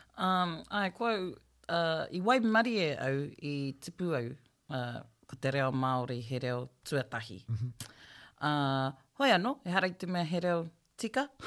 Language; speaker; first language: Māori; native; Māori